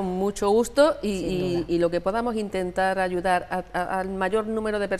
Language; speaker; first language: Spanish; native; Spanish